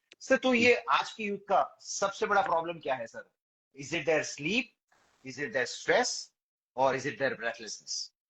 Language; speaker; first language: Hindi; native; Hindi